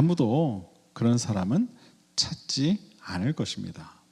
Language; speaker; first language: Korean; native; Korean